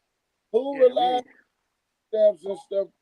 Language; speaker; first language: English; native; English